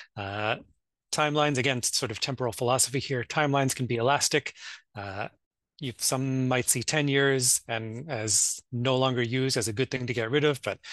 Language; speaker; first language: English; native; English